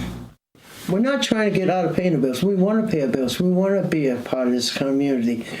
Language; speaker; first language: English; native; English